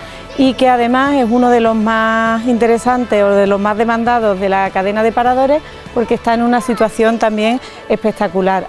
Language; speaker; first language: Spanish; native; Spanish